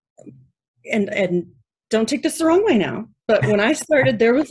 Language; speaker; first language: English; native; English